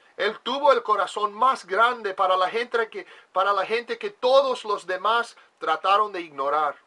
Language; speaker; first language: Spanish; non-native, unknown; English